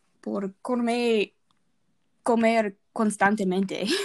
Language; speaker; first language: Spanish; non-native, learner; English